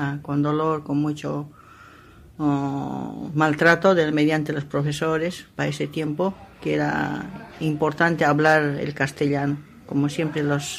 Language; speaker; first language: Spanish; non-native, local second language; Aymara